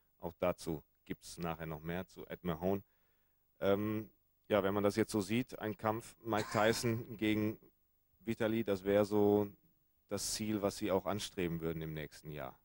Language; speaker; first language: German; native; German